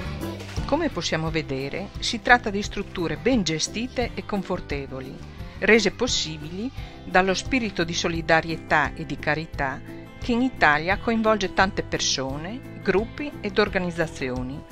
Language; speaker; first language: Italian; native; Italian